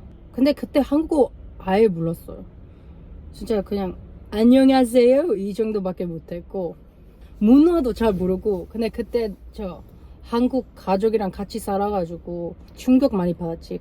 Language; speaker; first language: Korean; non-native, learner; English